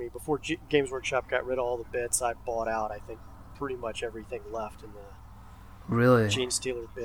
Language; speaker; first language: English; native; English